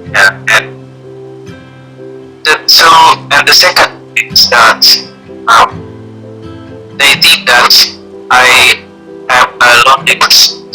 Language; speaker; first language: English; non-native, learner; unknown